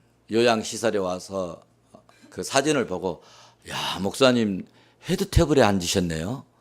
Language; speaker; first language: Korean; native; Korean